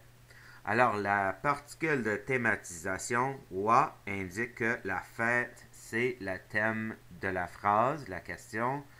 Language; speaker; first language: French; non-native, local second language; English